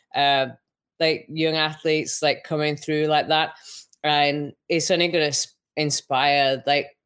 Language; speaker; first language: English; native; English